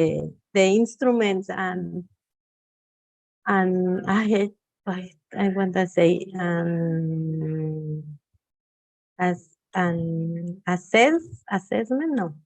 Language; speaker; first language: English; non-native, learner; Spanish